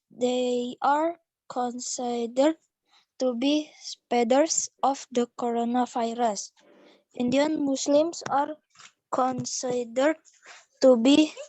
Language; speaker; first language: English; non-native, learner; Indonesian